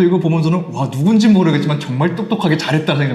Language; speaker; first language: Korean; native; Korean